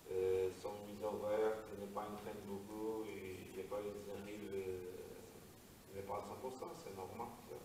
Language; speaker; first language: French; non-native, learner; Portuguese